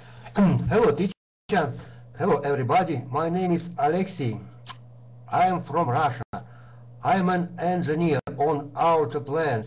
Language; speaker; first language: English; non-native, learner; Russian